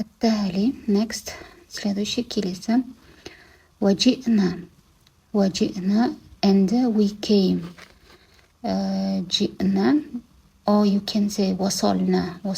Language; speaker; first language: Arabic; non-native, learner; Kazakh